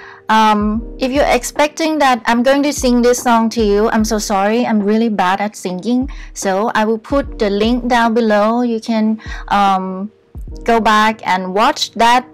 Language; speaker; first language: English; non-native, fluent; Thai